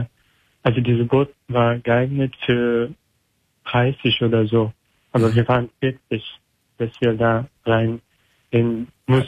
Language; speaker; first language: German; non-native, learner; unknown